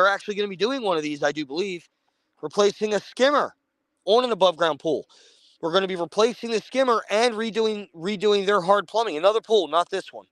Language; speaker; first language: English; native; English